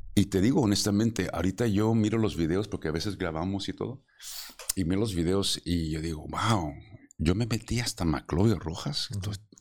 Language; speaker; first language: Spanish; early bilingual, heritage; Spanish